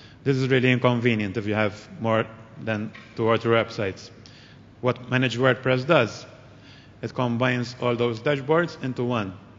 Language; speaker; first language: English; non-native, local second language; Maltese